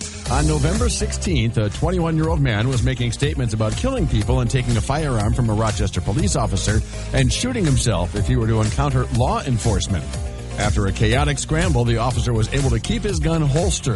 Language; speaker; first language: English; native; English